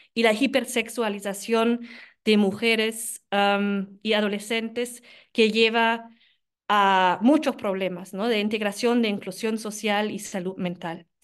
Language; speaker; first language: Spanish; non-native, fluent; German